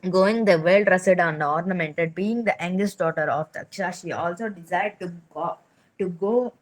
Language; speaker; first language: English; non-native, local second language; Telugu